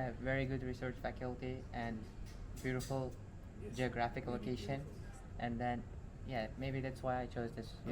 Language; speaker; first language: English; non-native, fluent; Uzbek